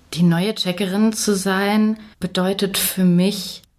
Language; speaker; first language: German; native; German